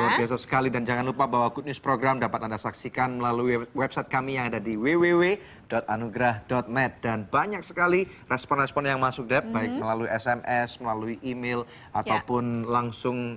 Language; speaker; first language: Indonesian; native; Indonesian